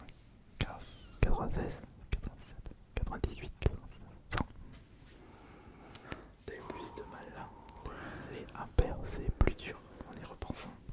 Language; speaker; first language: French; native; French